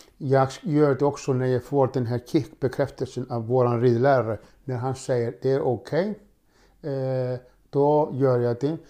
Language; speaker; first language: Swedish; non-native, fluent; Icelandic